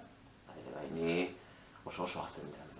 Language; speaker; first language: Basque; non-native, local second language; Spanish